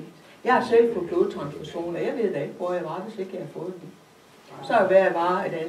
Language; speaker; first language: Danish; native; Danish